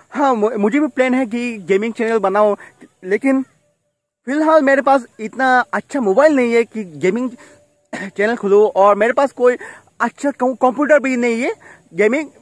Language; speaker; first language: Hindi; non-native, local second language; Bangla